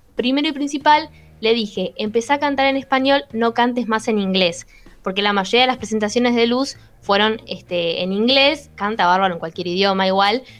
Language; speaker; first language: Spanish; native; Spanish